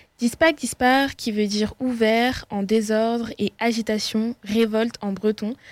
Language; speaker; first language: French; early bilingual, other home language; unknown